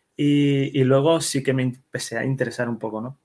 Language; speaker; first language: Spanish; early bilingual, other home language; Dutch